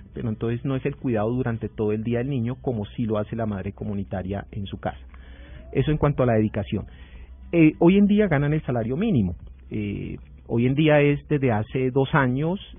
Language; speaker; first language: Spanish; native; Spanish